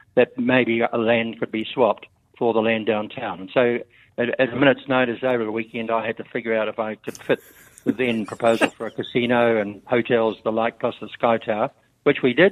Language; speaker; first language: English; native; English